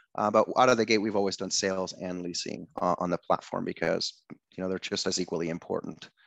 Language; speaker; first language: English; non-native, fluent; Spanish